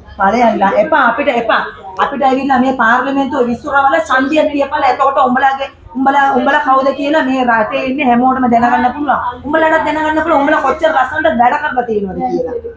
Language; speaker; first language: Sinhala; non-native, local second language; Tamil